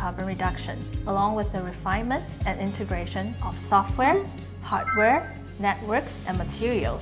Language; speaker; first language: English; non-native, fluent; Chinese